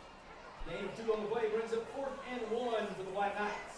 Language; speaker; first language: English; native; English